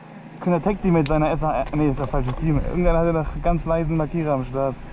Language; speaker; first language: German; native; German